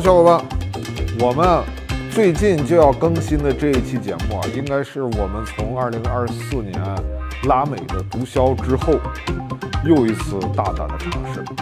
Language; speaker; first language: Chinese; native; Chinese